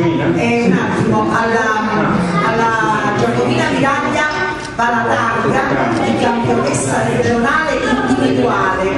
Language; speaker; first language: Italian; native; Italian